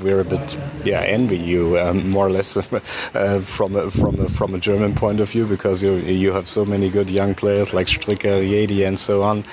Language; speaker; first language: English; non-native, fluent; German